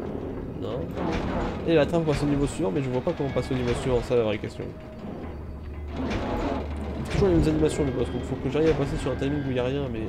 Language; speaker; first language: French; native; French